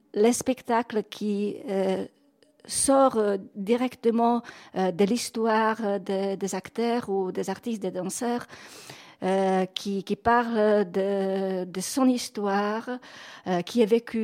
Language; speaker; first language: French; non-native, fluent; Czech